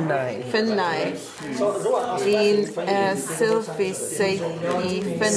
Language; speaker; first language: Welsh; non-native, learner; English